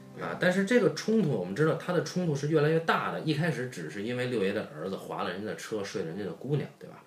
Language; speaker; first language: Chinese; native; Chinese